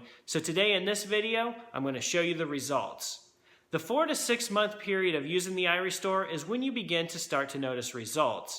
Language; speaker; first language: English; native; English